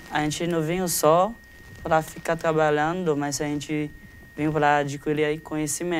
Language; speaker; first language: Portuguese; non-native, fluent; Haitian Creole